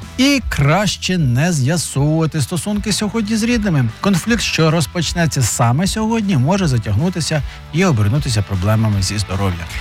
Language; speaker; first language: Ukrainian; native; Ukrainian